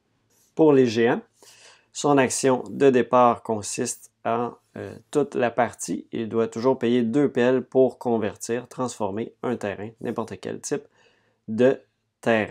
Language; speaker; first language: French; native; French